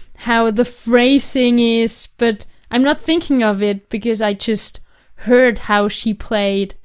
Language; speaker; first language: English; non-native, fluent; German